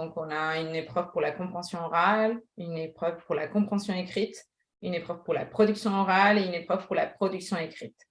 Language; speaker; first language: French; non-native, fluent; Spanish